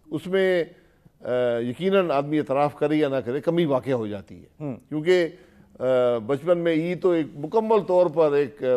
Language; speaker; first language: Urdu; non-native, local second language; Punjabi